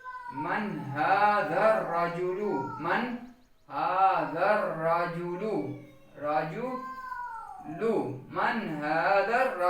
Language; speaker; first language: Arabic; non-native, learner; Urdu